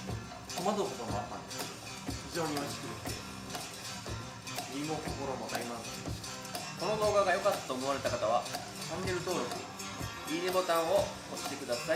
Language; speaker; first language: Japanese; native; Japanese